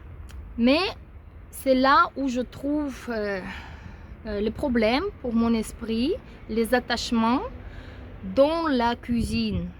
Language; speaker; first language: French; non-native, fluent; Russian